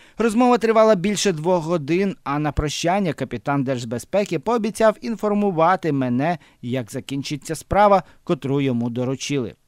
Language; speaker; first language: Ukrainian; native; Ukrainian